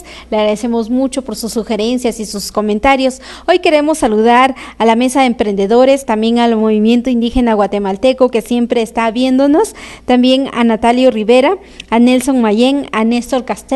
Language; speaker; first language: Spanish; native; Spanish